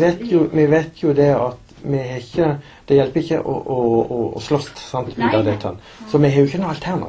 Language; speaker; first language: Norwegian; native; Norwegian